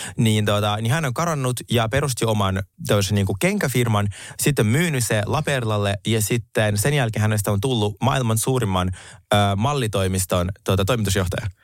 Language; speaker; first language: Finnish; early bilingual, other home language; Russian